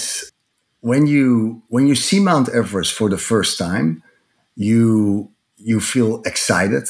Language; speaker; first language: English; non-native, fluent; Dutch